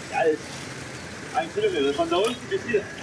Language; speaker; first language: German; non-native, fluent; Danish